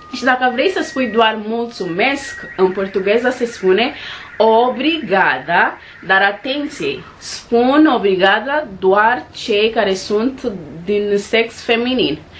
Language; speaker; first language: Romanian; non-native, fluent; Portuguese